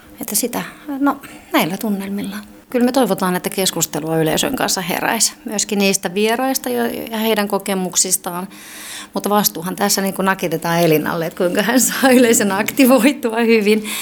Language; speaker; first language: Finnish; native; Finnish